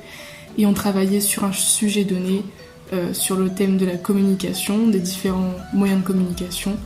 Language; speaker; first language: French; native; French